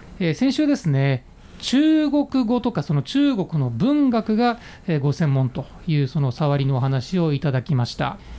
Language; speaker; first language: Japanese; native; Japanese